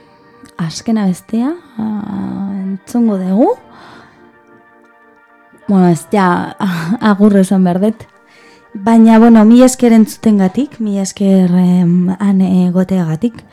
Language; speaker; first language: Basque; non-native, learner; Spanish